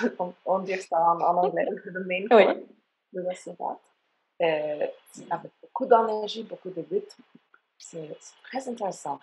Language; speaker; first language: French; non-native, fluent; English